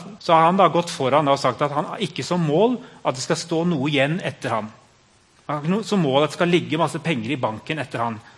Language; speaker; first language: Norwegian; native; Norwegian